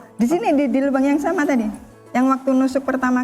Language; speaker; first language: Indonesian; native; Indonesian